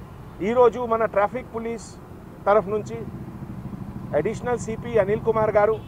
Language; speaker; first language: Telugu; non-native, local second language; Hindi